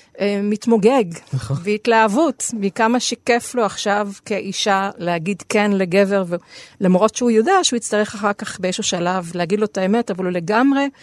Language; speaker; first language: Hebrew; native; Hebrew